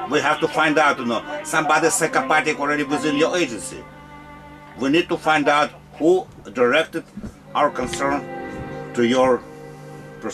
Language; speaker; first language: English; non-native, learner; Russian